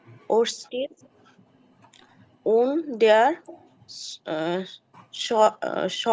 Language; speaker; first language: German; non-native, learner; Bangla